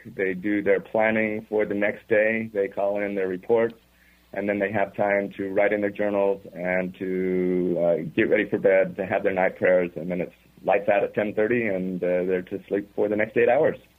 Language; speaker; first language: English; native; English